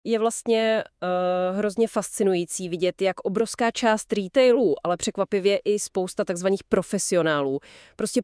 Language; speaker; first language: Czech; native; Czech